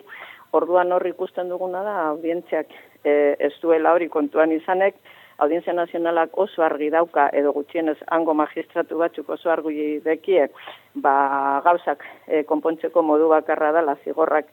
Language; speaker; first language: Basque; native; Basque